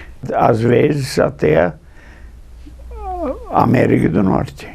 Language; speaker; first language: Portuguese; non-native, fluent; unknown